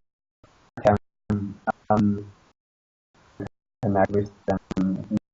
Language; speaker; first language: English; non-native, learner; Chinese